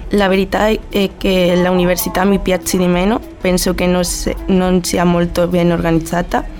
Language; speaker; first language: Italian; non-native, learner; Spanish